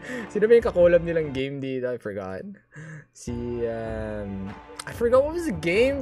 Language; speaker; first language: English; non-native, local second language; Filipino